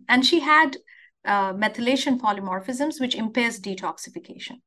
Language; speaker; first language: English; non-native, local second language; Telugu